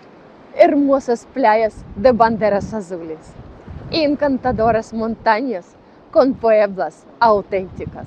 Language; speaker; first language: Spanish; non-native, learner; Russian